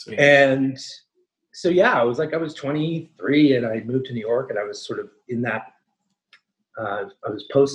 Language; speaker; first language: English; native; English